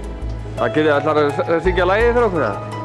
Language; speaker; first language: Icelandic; native; Icelandic